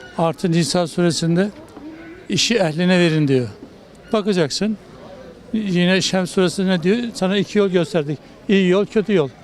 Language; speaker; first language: Turkish; native; Turkish